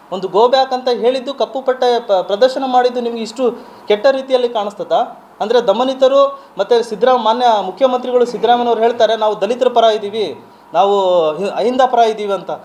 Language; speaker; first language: Kannada; non-native, local second language; Lambadi